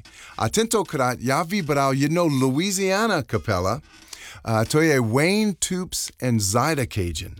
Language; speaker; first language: Czech; non-native, learner; English